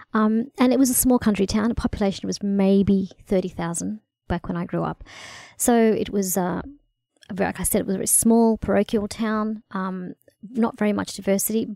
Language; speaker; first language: English; early bilingual, other home language; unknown